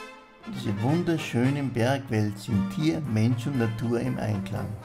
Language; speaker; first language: German; native; German